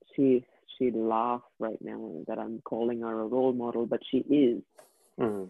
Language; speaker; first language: English; native; English